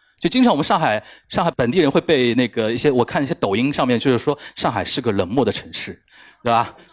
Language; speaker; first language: Chinese; native; Chinese